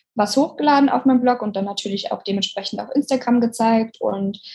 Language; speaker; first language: German; native; German